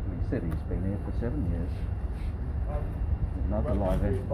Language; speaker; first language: English; native; English